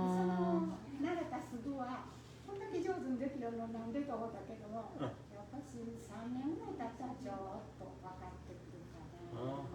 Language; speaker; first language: Japanese; native; Japanese